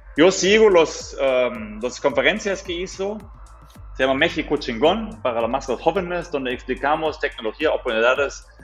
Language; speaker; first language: Spanish; non-native, fluent; German